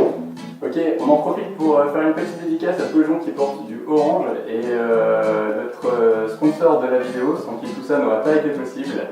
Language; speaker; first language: French; native; French